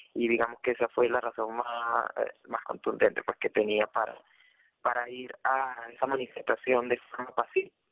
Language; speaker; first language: Spanish; native; Spanish